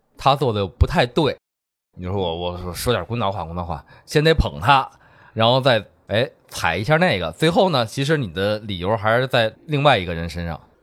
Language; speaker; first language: Chinese; native; Chinese